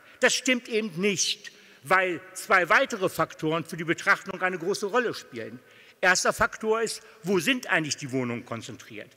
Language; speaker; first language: German; native; German